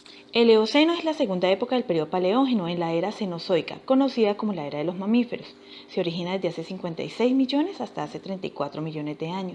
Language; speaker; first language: Spanish; native; Spanish